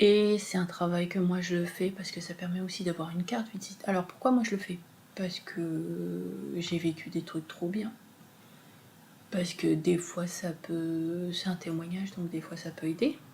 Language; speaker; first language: French; native; French